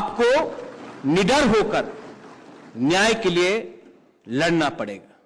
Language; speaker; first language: Hindi; non-native, local second language; Kok Borok